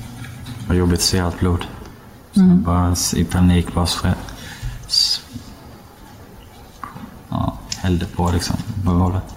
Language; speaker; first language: Swedish; native; Swedish